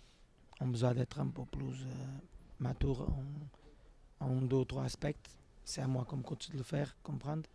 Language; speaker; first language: French; non-native, fluent; Portuguese